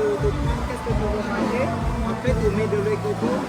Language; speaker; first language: French; non-native, fluent; Thai